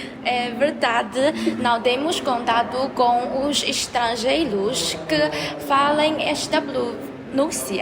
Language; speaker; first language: Portuguese; non-native, learner; Chinese